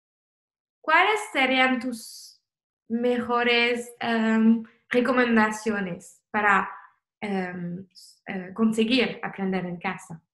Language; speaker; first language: Spanish; non-native, fluent; French